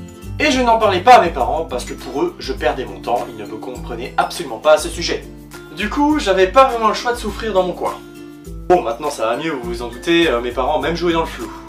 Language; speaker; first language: French; native; French